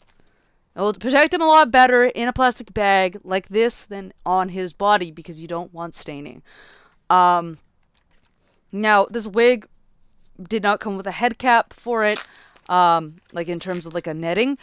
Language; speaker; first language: English; native; English